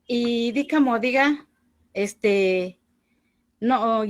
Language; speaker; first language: Spanish; non-native, local second language; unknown